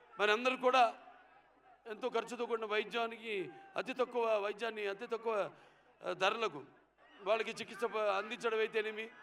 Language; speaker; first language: Telugu; native; Telugu